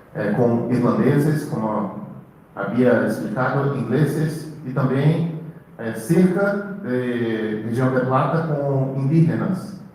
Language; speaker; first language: Spanish; non-native, learner; Portuguese